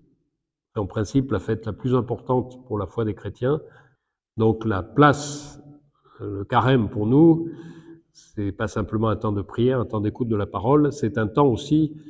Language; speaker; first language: French; native; French